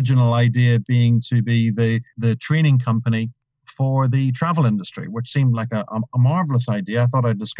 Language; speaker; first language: English; native; English